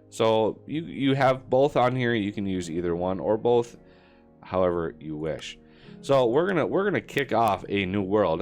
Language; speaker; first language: English; native; English